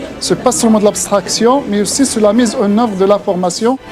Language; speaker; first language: French; non-native, local second language; Arabic